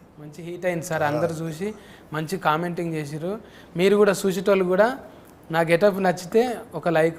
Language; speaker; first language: Telugu; native; Telugu